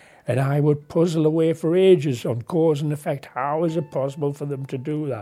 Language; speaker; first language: English; native; English